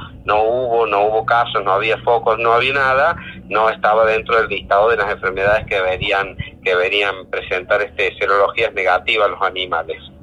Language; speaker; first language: Spanish; native; Spanish